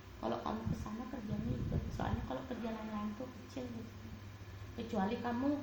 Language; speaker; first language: Indonesian; native; Indonesian